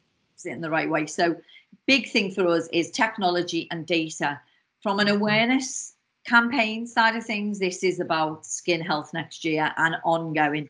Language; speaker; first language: English; native; English